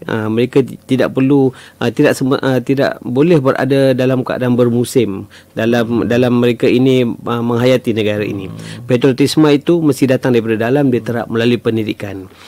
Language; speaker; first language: Malay; native; Malay